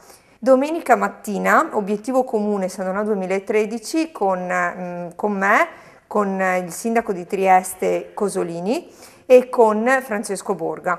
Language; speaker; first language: Italian; native; Italian